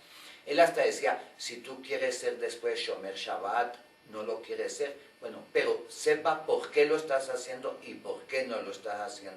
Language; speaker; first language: Spanish; early bilingual, other home language; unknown